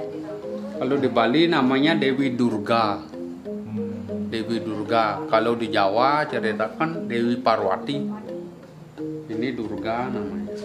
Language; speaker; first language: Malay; non-native, local second language; Balinese